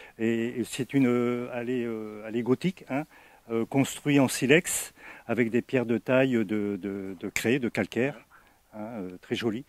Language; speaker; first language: French; native; French